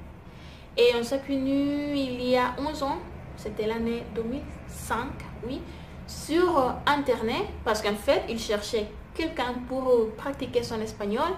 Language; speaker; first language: French; non-native, fluent; Spanish